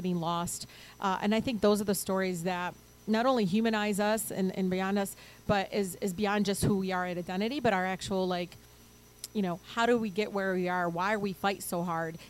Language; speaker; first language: English; early bilingual, other home language; Arabic